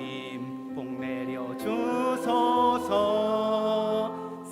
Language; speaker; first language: Korean; native; Korean